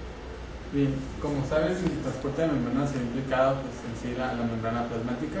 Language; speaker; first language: Spanish; native; Spanish